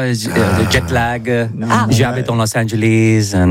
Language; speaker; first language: French; non-native, learner; English